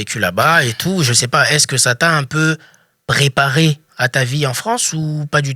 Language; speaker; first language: French; native; French